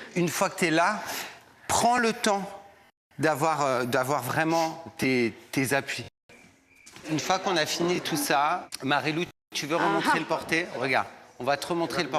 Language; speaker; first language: French; native; French